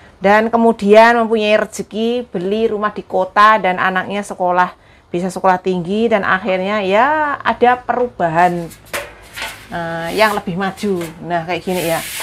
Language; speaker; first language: Indonesian; non-native, local second language; Javanese